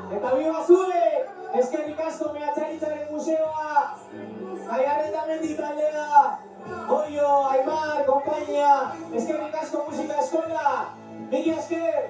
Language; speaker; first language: Basque; non-native, local second language; Spanish